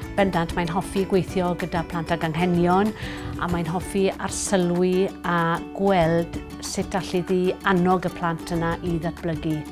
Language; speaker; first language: Welsh; native; Welsh